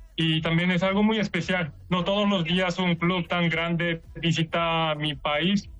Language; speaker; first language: Spanish; non-native, learner; Korean